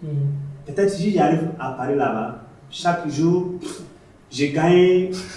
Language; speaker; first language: French; non-native, learner; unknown